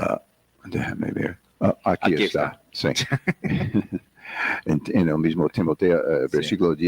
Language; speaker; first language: Spanish; non-native, fluent; English